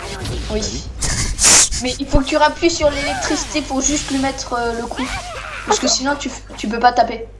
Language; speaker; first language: French; native; French